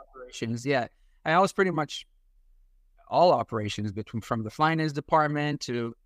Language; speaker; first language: English; non-native, fluent; Arabic